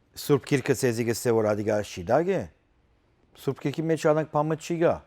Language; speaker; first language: Armenian; early bilingual, heritage; Armenian